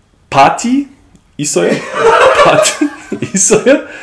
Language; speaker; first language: Korean; non-native, learner; English